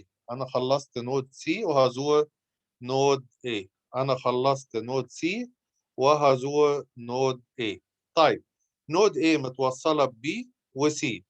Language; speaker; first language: Arabic; native; Arabic